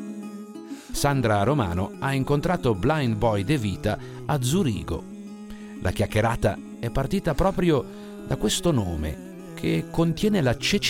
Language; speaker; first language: Italian; native; Italian